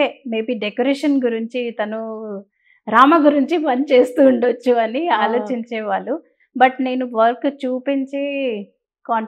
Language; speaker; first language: Telugu; non-native, learner; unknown